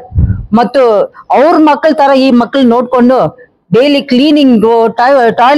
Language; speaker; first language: Kannada; non-native, local second language; Tamil